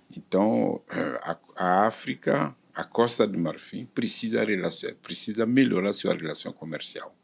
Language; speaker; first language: Portuguese; non-native, fluent; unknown